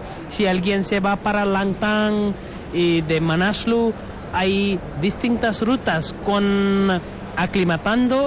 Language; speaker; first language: Spanish; non-native, learner; Nepali